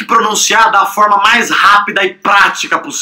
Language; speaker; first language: Portuguese; native; Portuguese